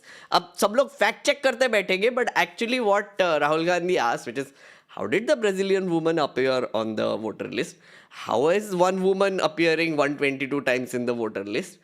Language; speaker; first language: English; non-native, local second language; Hindi